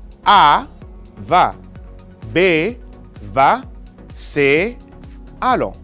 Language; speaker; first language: French; non-native, fluent; Spanish